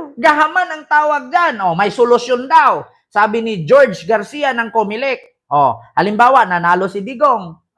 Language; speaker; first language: Filipino; non-native, local second language; Cebuano